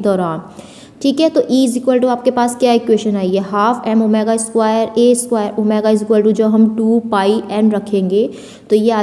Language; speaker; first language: Hindi; native; Hindi